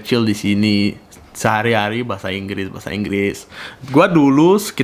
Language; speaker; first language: Indonesian; non-native, fluent; Russian